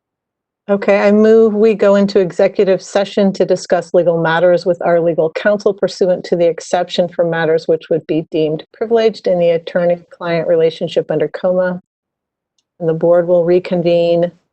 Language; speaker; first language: English; native; English